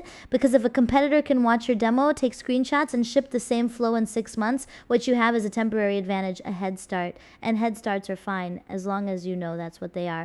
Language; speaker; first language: English; native; English